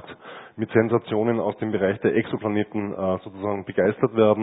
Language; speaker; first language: German; native; German